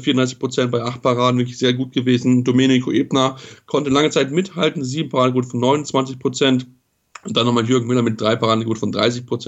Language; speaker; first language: German; native; German